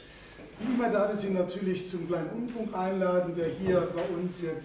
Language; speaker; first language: German; native; German